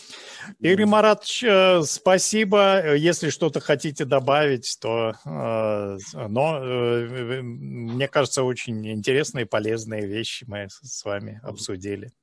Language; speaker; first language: Russian; native; Russian